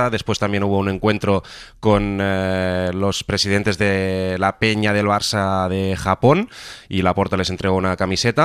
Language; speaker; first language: Spanish; native; Spanish